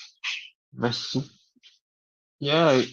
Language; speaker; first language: English; non-native, learner; Vietnamese